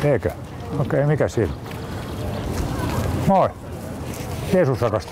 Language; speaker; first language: Finnish; native; Finnish